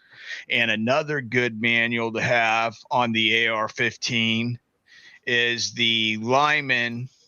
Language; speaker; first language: English; native; English